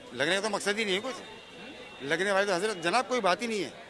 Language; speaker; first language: Hindi; native; Hindi